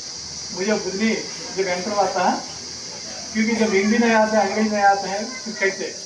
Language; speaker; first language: Hindi; non-native, local second language; Telugu